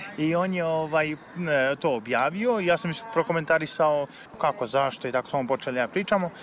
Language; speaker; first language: Serbian; native; Serbian